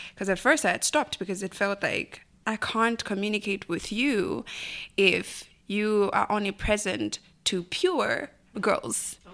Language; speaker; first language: English; non-native, local second language; Bemba